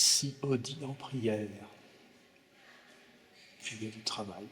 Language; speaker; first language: French; native; French